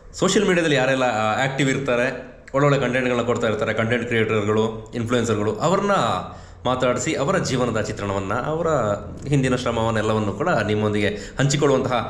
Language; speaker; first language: Kannada; non-native, local second language; Kodava